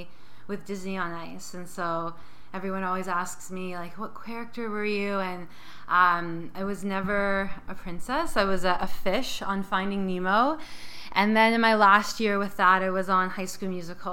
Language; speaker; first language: English; native; English